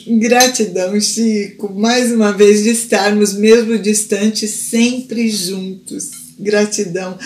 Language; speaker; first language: Portuguese; native; Portuguese